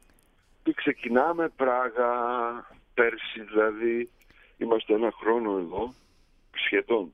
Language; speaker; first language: Greek; early bilingual, heritage; Greek